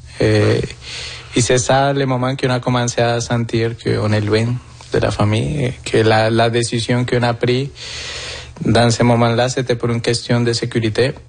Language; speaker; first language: French; non-native, fluent; Spanish